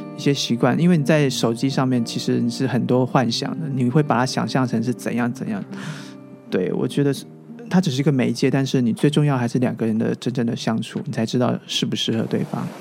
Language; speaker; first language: Chinese; native; Chinese